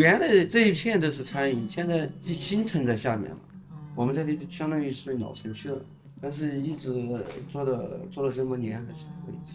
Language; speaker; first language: Chinese; native; Chinese